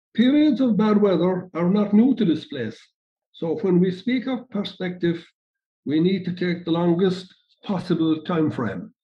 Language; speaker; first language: English; native; English